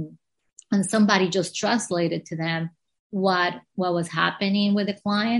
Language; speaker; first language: English; non-native, fluent; Spanish